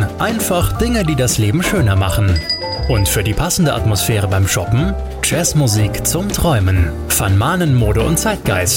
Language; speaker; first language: German; native; German